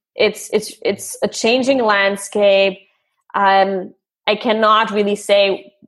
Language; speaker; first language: English; non-native, fluent; German